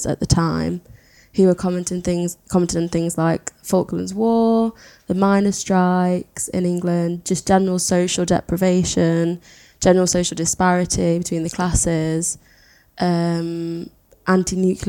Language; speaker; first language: English; native; English